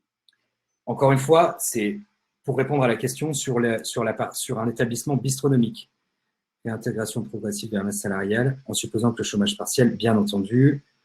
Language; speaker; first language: French; native; French